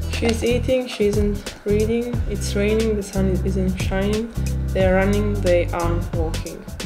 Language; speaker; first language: English; non-native, fluent; Italian